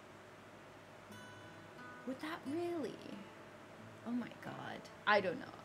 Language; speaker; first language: English; non-native, fluent; Dutch